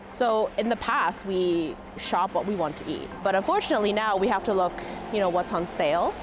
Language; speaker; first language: English; native; English